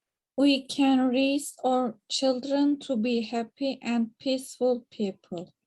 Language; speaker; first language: English; non-native, learner; Turkish